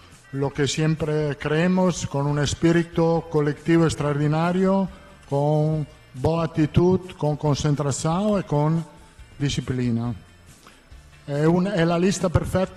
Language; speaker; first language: Portuguese; non-native, learner; Italian